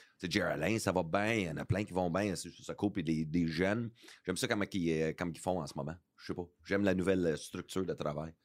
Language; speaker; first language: French; early bilingual, heritage; English